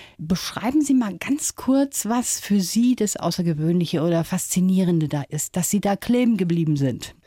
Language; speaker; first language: German; native; German